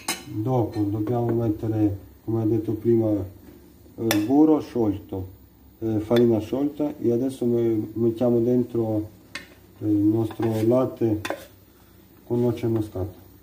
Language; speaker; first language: Italian; non-native, learner; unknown